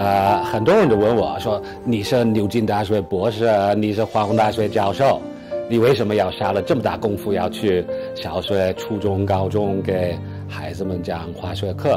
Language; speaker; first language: Chinese; non-native, fluent; English